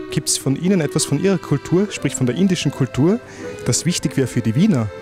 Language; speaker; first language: German; native; German